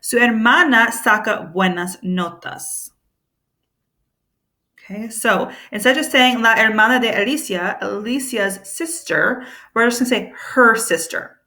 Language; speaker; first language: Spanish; non-native, fluent; English